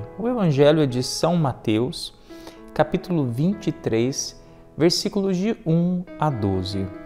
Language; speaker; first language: Portuguese; native; Portuguese